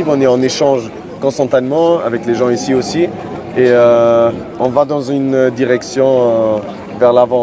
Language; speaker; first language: French; non-native, fluent; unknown